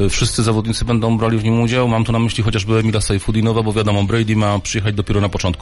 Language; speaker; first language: Polish; native; Polish